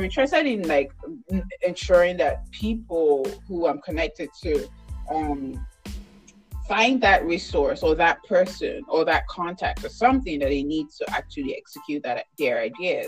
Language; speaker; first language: English; non-native, local second language; Yoruba